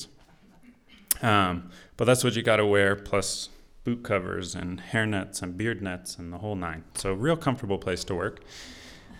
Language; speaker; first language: English; native; English